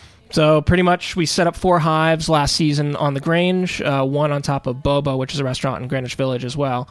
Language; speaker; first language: English; native; English